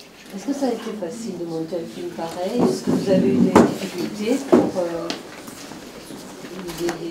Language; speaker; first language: French; native; French